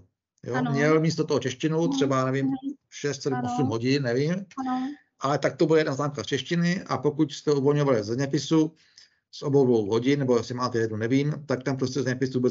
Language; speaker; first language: Czech; native; Czech